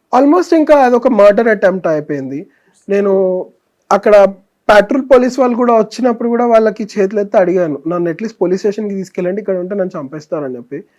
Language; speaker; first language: Telugu; native; Telugu